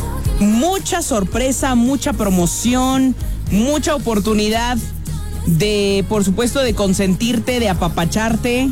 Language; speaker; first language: Spanish; native; Spanish